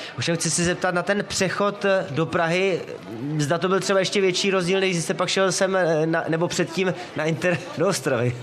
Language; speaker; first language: Czech; native; Czech